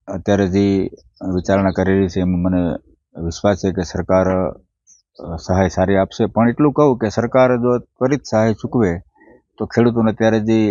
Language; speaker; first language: Gujarati; native; Gujarati